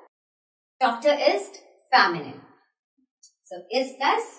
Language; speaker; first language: German; non-native, fluent; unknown